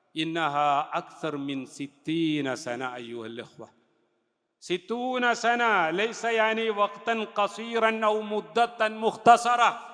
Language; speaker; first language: Arabic; non-native, fluent; Malayalam